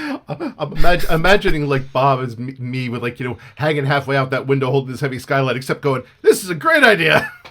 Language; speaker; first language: English; native; English